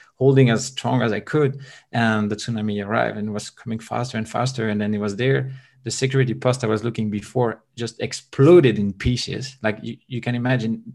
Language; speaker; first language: English; non-native, fluent; French